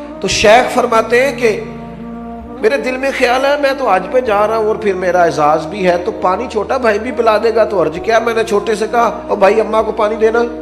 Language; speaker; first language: Urdu; non-native, local second language; Punjabi